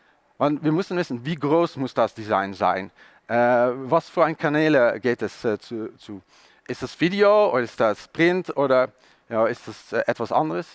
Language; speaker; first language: German; non-native, learner; Dutch